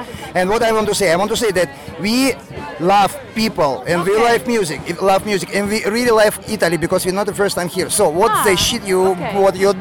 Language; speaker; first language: English; non-native, learner; Russian